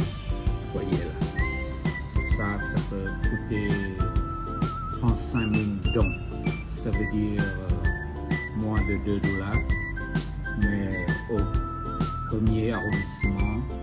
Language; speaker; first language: French; non-native, fluent; Vietnamese